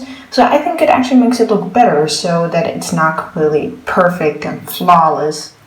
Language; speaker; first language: English; non-native, fluent; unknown